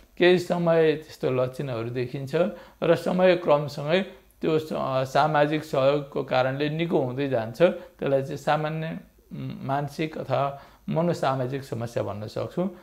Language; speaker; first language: Nepali; native; Nepali